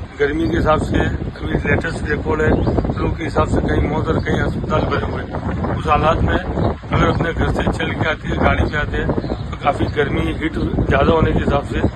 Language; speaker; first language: Urdu; non-native, local second language; Gujarati